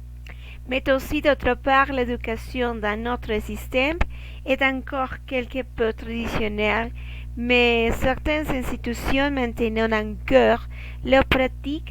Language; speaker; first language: French; non-native, learner; Spanish